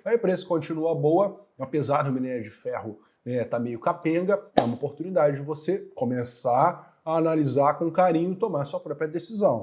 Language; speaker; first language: Portuguese; native; Portuguese